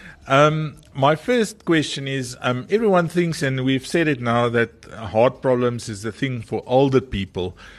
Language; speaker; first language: English; non-native, local second language; Afrikaans